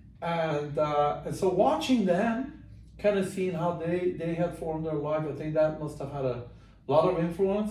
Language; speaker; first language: English; non-native, fluent; Persian